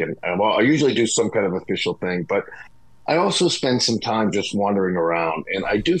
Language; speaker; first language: English; native; English